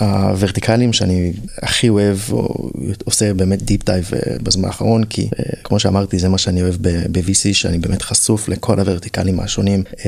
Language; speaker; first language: Hebrew; non-native, fluent; English